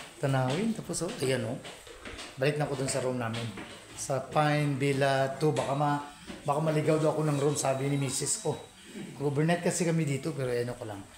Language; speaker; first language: Filipino; non-native, local second language; Hiligaynon